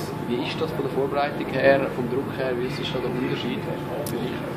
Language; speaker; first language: German; native; German